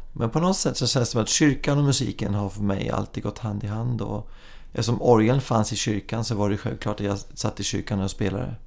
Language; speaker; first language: Swedish; early bilingual, other home language; English